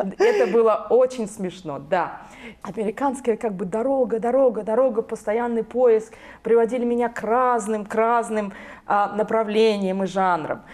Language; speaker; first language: Russian; non-native, local second language; Belarusian